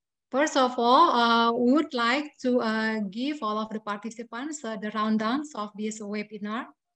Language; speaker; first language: English; non-native, fluent; Indonesian